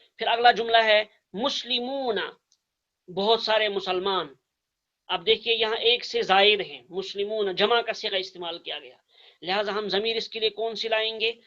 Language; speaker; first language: Urdu; non-native, local second language; Kashmiri